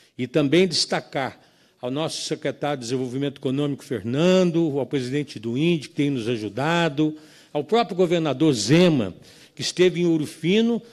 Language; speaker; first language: Portuguese; native; Portuguese